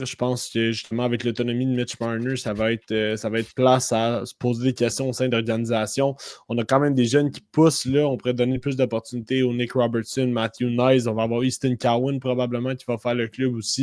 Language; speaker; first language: French; native; French